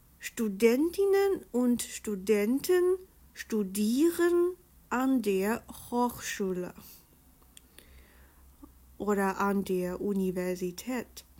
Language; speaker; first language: German; non-native, fluent; Chinese